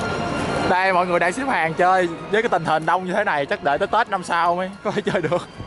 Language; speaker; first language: Vietnamese; native; Vietnamese